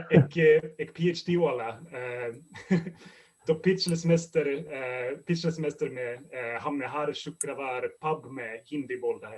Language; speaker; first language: Hindi; non-native, learner; Swedish